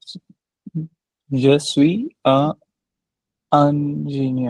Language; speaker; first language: French; non-native, learner; Hindi